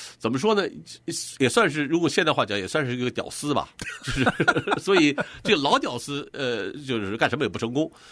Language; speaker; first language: Chinese; native; Chinese